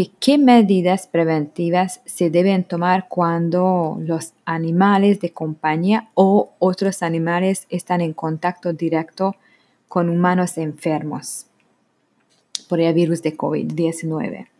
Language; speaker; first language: Spanish; non-native, learner; Hungarian